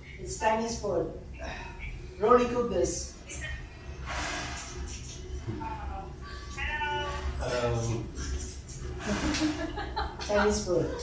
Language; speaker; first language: English; non-native, learner; Chinese